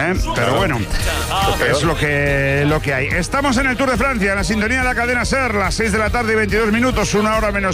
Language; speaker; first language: Spanish; native; Spanish